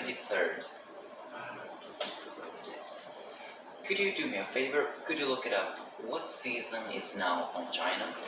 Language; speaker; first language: English; non-native, fluent; Portuguese